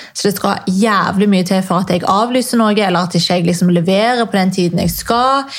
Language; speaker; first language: Norwegian; early bilingual, other home language; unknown